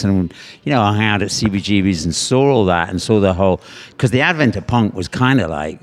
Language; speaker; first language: English; native; English